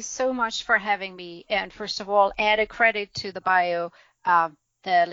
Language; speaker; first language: English; non-native, fluent; German